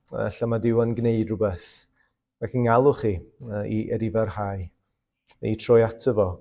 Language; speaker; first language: Welsh; native; Welsh